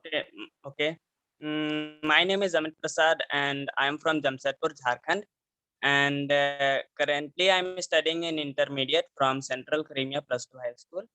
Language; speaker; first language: English; non-native, learner; Hindi